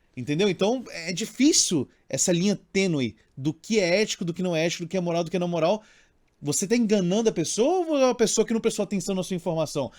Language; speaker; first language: Portuguese; native; Portuguese